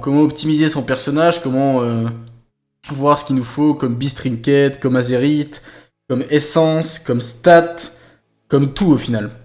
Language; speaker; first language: French; native; French